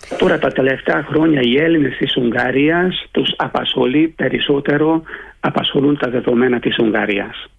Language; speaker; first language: Greek; early bilingual, heritage; Greek